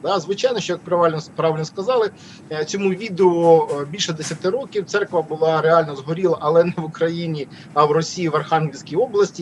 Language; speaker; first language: Ukrainian; native; Ukrainian